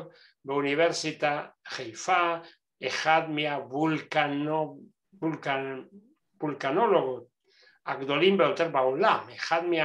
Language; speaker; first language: Hebrew; non-native, fluent; Spanish